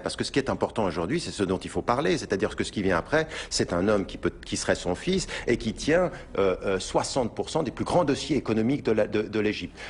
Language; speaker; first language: French; early bilingual, other home language; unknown